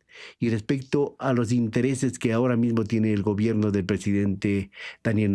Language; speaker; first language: Spanish; native; Spanish